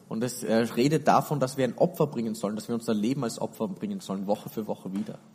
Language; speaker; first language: German; native; German